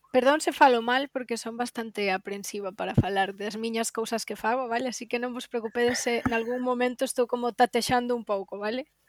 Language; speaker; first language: Galician; native; Galician